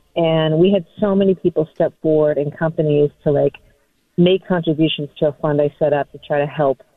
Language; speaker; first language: English; native; English